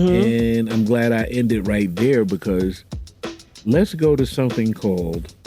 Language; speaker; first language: English; native; English